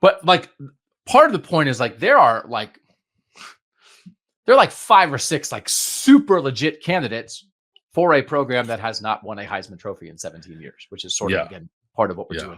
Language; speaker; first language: English; native; English